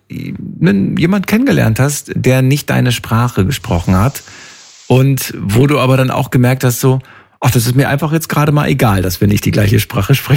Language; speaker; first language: German; native; German